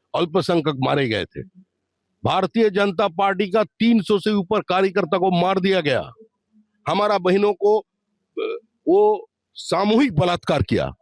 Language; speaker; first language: Hindi; non-native, local second language; Bangla